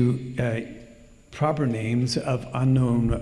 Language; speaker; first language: English; native; English